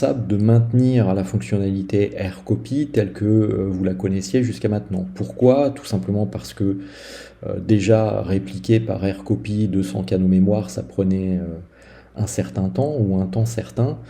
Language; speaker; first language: French; native; French